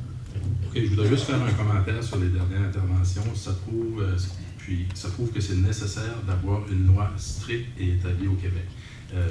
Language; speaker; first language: French; native; French